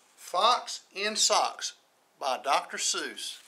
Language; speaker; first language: English; native; English